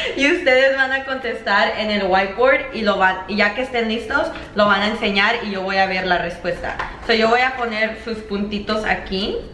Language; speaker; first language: Spanish; early bilingual, other home language; English